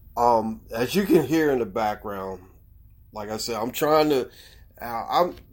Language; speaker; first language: English; native; English